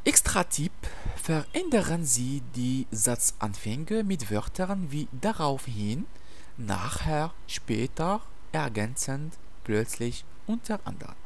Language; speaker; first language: German; non-native, fluent; Arabic